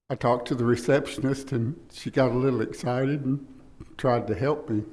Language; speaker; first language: English; native; English